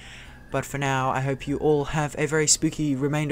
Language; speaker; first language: English; native; English